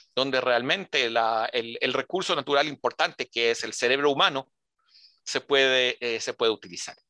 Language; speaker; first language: Spanish; early bilingual, heritage; Spanish